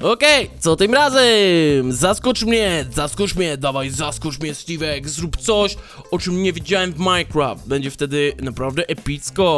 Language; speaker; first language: Polish; native; Polish